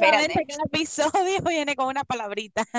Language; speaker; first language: Spanish; native; Spanish